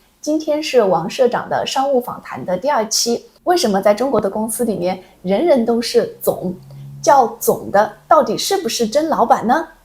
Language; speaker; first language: Chinese; native; Chinese